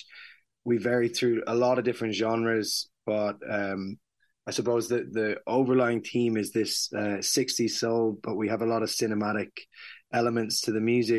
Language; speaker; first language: English; native; English